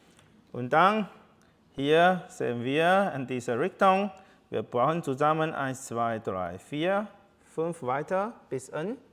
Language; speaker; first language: German; non-native, learner; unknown